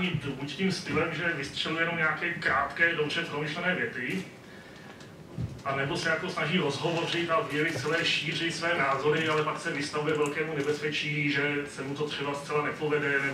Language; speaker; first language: Czech; native; Czech